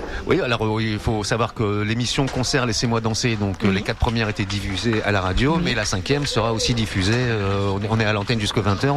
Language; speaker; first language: French; native; French